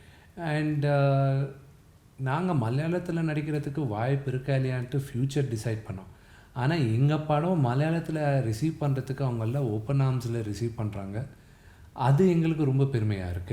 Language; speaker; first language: Tamil; non-native, local second language; Telugu